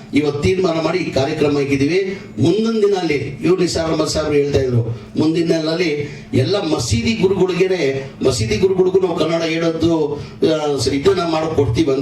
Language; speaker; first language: Kannada; non-native, local second language; Urdu